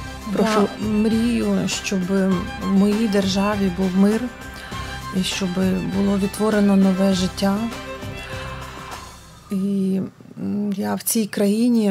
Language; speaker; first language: Ukrainian; non-native, local second language; Russian